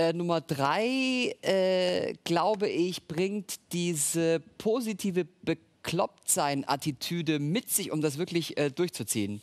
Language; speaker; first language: German; native; German